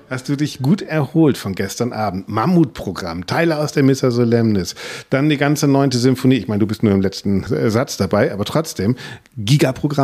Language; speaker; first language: German; native; German